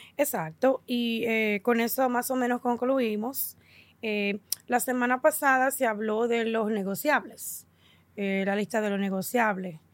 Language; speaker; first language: Spanish; early bilingual, heritage; Spanish